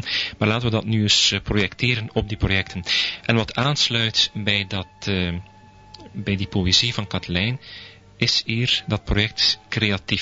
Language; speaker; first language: Dutch; native; Dutch